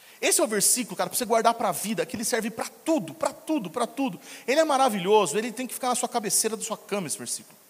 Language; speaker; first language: Portuguese; native; Portuguese